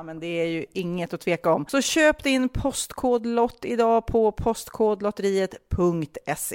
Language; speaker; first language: Swedish; native; Swedish